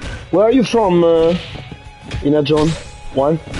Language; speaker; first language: English; non-native, fluent; French